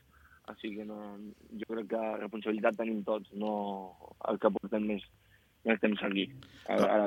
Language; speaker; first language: Catalan; non-native, local second language; Spanish